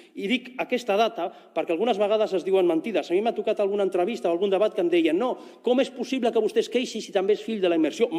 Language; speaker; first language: Catalan; non-native, local second language; Spanish